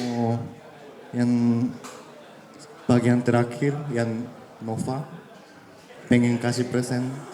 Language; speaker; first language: Indonesian; early bilingual, heritage; Japanese